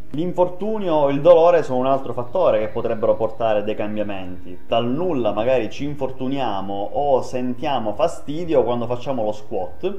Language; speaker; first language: Italian; native; Italian